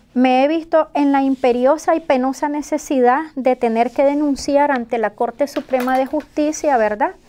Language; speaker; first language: Spanish; native; Spanish